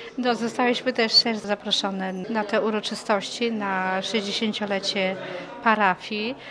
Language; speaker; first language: Polish; non-native, local second language; Ukrainian